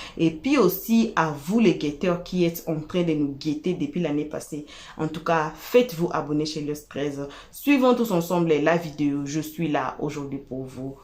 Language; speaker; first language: French; non-native, local second language; Lingala